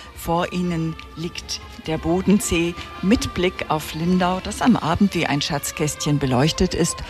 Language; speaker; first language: German; native; German